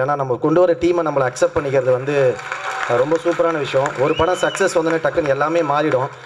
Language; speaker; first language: Tamil; native; Tamil